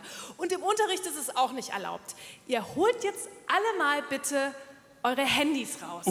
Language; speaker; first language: German; native; German